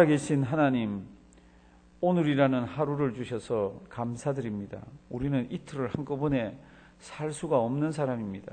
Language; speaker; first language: Korean; native; Korean